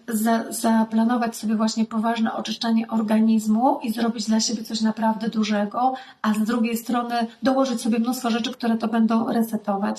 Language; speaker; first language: Polish; native; Polish